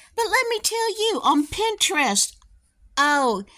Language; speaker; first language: English; native; English